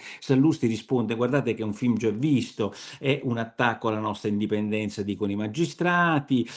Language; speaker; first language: Italian; native; Italian